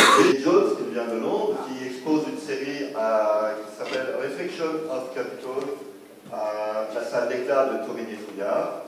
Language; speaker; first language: French; native; French